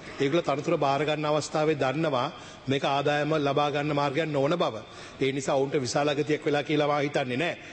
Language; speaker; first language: Sinhala; native; Sinhala